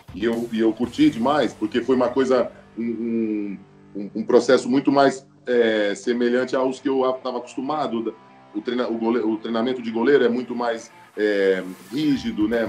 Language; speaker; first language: Portuguese; early bilingual, heritage; Portuguese